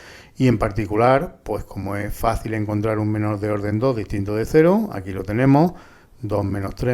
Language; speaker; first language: Spanish; native; Spanish